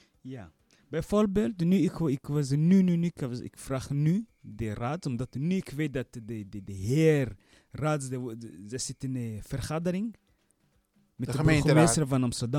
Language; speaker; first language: Dutch; non-native, learner; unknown